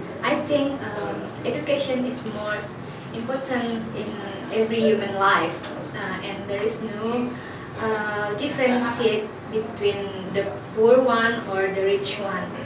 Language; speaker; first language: English; non-native, learner; Indonesian